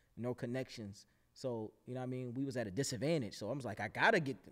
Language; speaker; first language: English; native; English